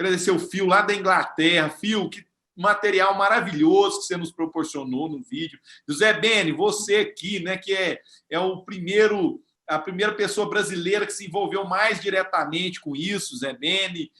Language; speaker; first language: Portuguese; native; Portuguese